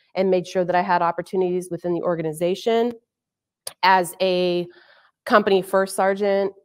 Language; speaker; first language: English; native; English